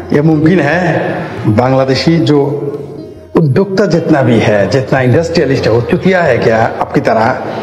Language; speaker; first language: Hindi; non-native, fluent; Bangla